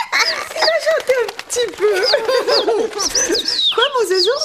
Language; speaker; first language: French; native; French